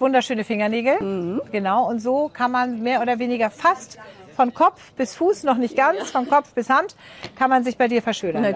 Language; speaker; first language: German; native; German